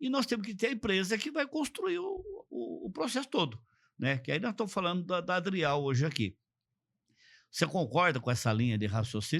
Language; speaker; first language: Portuguese; native; Portuguese